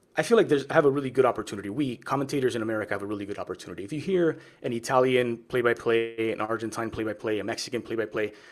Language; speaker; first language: English; early bilingual, other home language; Spanish